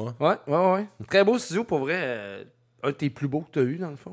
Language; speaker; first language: French; native; French